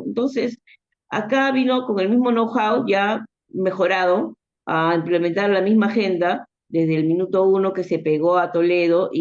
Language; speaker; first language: Spanish; native; Spanish